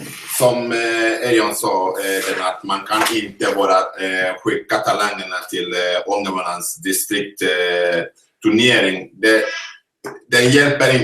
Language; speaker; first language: Swedish; non-native, fluent; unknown